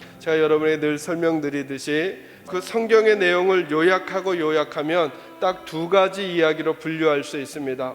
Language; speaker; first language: Korean; native; Korean